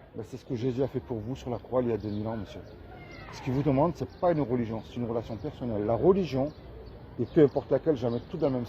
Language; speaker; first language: French; native; French